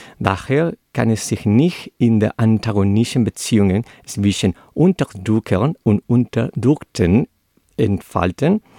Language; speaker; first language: German; non-native, learner; Spanish